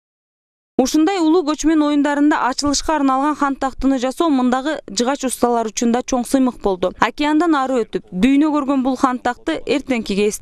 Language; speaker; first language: Kyrgyz; native; Kyrgyz